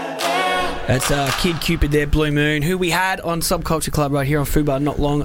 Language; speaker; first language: English; native; English